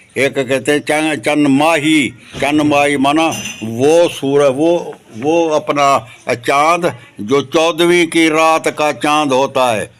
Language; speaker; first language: Urdu; non-native, local second language; Sindhi